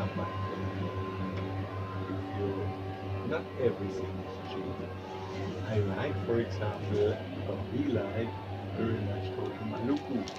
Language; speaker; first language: English; non-native, fluent; German